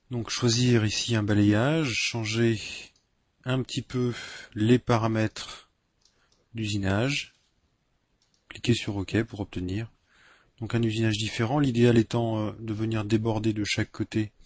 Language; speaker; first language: French; native; French